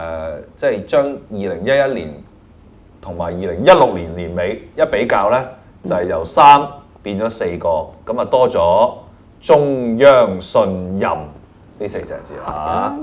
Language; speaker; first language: Cantonese; native; Cantonese